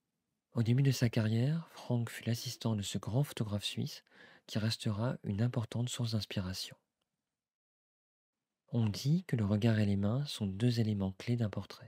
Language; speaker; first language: French; native; French